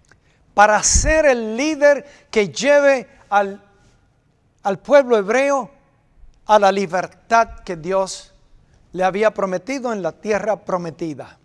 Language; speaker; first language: Spanish; native; Spanish